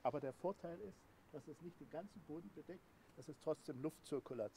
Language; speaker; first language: German; native; German